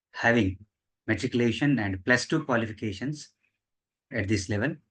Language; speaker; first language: English; non-native, local second language; Telugu